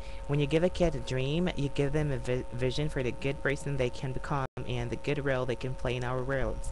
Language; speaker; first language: English; native; English